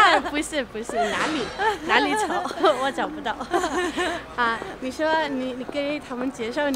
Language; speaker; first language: Chinese; non-native, fluent; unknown